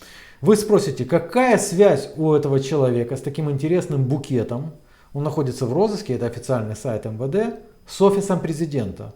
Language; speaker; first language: Russian; native; Russian